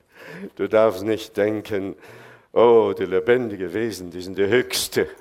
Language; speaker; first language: German; non-native, fluent; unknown